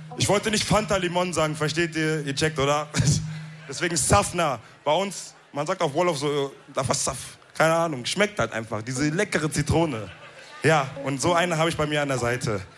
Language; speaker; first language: German; early bilingual, other home language; Wolof